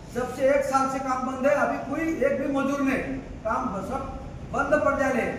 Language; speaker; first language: Hindi; non-native, local second language; Marathi